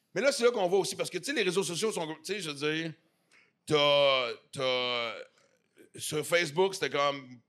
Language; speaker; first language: French; native; French